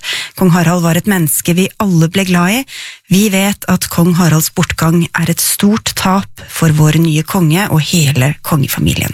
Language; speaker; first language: Norwegian; native; Norwegian